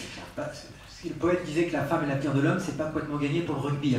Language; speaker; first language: French; native; French